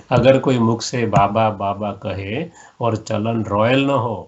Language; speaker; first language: Hindi; non-native, local second language; Gujarati